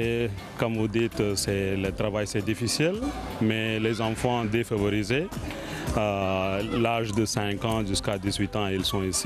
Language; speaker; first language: French; non-native, local second language; Morisyen